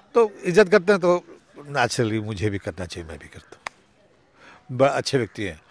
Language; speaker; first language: Hindi; native; Hindi